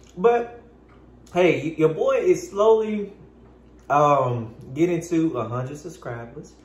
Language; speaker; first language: English; native; English